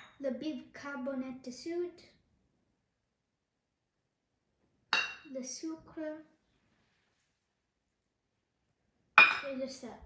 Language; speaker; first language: French; non-native, learner; Tamil